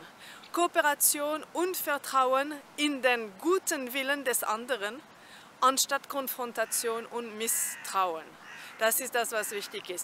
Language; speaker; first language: German; non-native, fluent; French